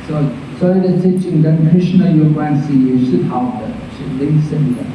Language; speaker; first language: Chinese; non-native, fluent; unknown